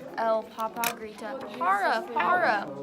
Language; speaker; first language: Spanish; non-native, learner; English